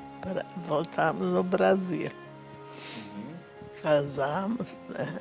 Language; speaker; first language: Portuguese; non-native, fluent; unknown